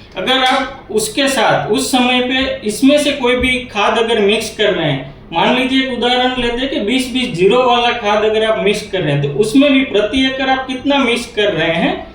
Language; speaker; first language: Hindi; non-native, local second language; Marathi